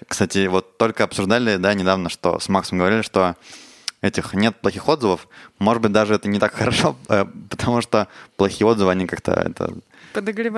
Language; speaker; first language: Russian; native; Russian